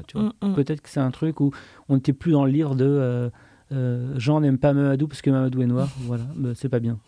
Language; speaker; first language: French; native; French